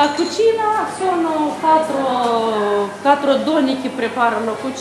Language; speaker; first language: Italian; non-native, learner; Romanian